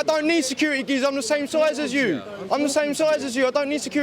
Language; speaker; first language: English; native; English